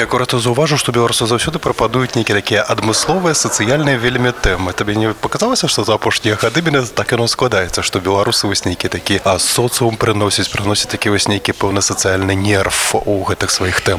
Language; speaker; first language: Polish; non-native, learner; Belarusian